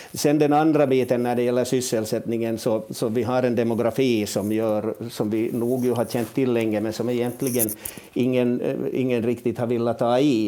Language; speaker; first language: Swedish; native; Swedish